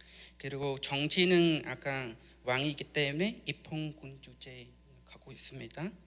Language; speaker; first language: Korean; non-native, learner; Khmer